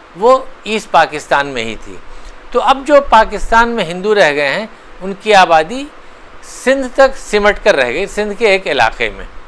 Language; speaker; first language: Hindi; native; Hindi